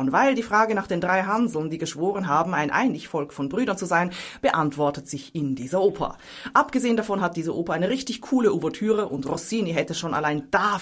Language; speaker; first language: German; native; German